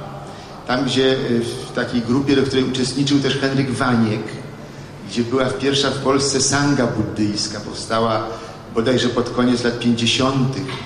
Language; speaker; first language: Polish; native; Polish